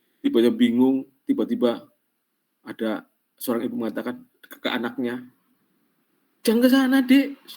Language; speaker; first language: Indonesian; non-native, local second language; Javanese